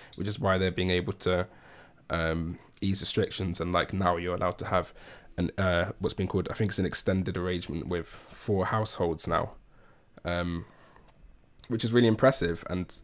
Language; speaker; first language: English; native; English